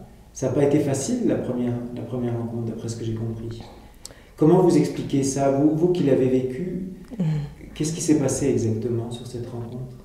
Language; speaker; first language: French; native; French